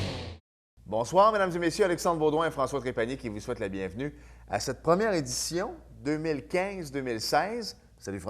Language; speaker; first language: French; native; French